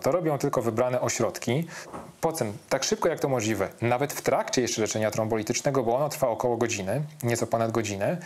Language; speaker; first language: Polish; native; Polish